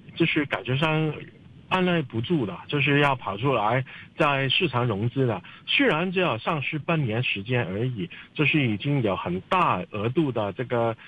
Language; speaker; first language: Chinese; non-native, local second language; Cantonese